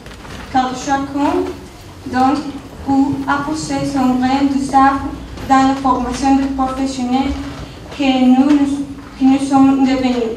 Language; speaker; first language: French; non-native, learner; Spanish